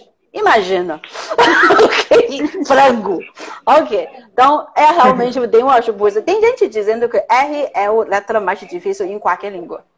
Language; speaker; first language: Portuguese; non-native, fluent; Chinese